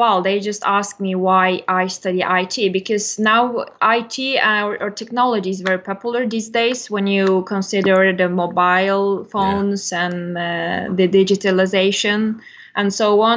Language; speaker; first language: English; non-native, fluent; Turkish